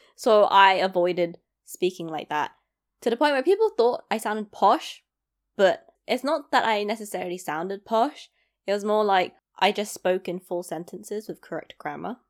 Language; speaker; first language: English; native; English